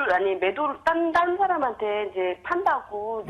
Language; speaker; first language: Korean; native; Korean